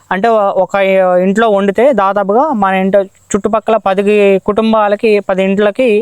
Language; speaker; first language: Telugu; native; Telugu